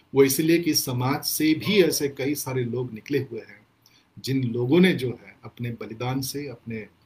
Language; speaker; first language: Hindi; non-native, local second language; Gondi